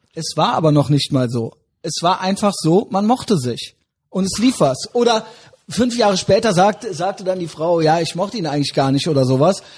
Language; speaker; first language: German; native; German